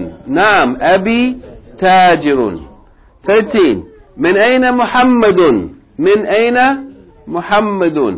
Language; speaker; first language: Arabic; non-native, fluent; English